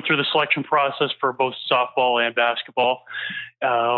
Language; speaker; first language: English; native; English